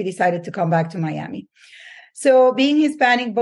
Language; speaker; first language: English; non-native, fluent; Spanish